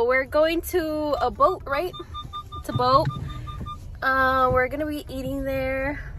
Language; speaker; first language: English; early bilingual, other home language; Spanish